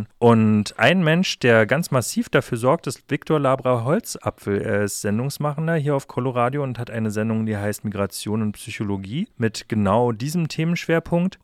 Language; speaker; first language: German; native; German